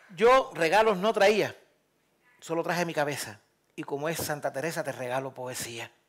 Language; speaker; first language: Spanish; native; Spanish